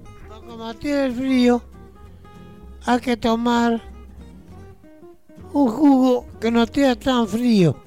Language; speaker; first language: Spanish; native; Spanish